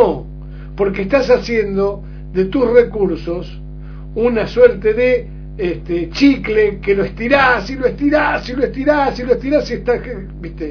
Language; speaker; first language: Spanish; native; Spanish